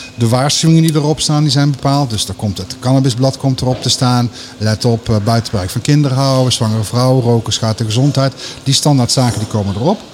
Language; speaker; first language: Dutch; native; Dutch